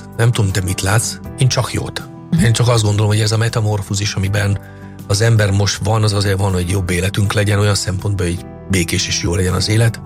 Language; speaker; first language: Hungarian; non-native, fluent; Italian